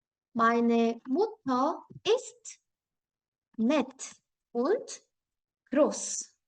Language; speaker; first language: German; non-native, fluent; Korean